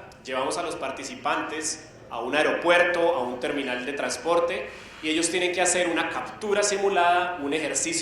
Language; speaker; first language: Spanish; native; Spanish